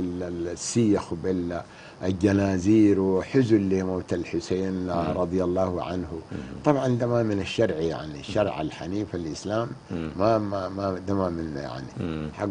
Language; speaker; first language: Arabic; native; Arabic